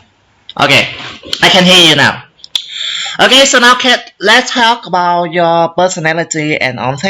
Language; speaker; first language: English; non-native, learner; Vietnamese